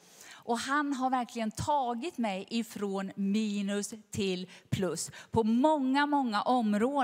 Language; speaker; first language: Swedish; native; Swedish